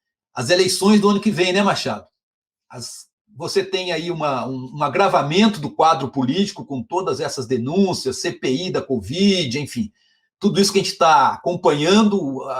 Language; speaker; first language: Portuguese; native; Portuguese